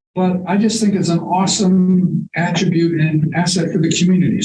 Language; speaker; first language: English; native; English